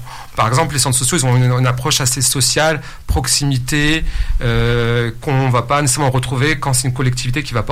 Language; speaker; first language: French; native; French